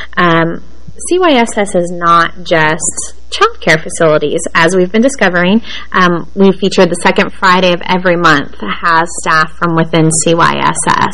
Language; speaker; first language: English; native; English